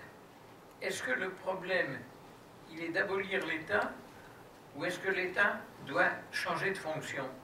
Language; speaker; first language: French; native; French